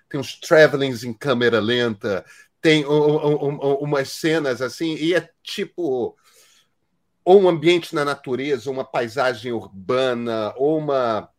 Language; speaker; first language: Portuguese; native; Portuguese